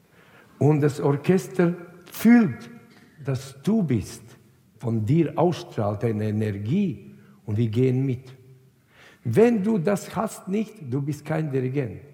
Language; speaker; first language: German; non-native, fluent; Latvian